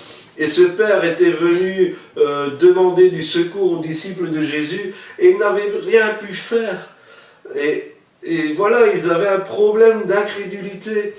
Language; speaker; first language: French; native; French